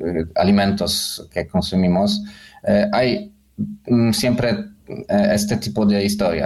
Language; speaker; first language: Spanish; non-native, fluent; Polish